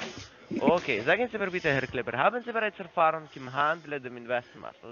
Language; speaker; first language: German; non-native, learner; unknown